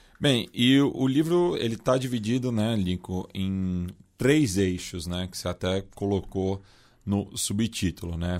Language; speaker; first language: Portuguese; native; Portuguese